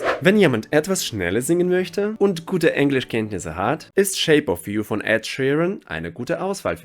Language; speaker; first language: German; non-native, fluent; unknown